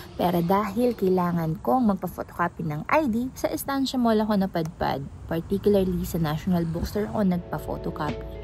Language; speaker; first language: Filipino; native; Filipino